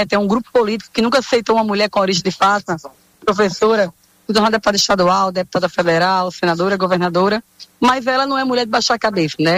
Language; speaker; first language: Portuguese; native; Portuguese